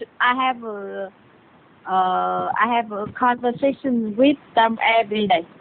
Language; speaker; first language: English; non-native, learner; Vietnamese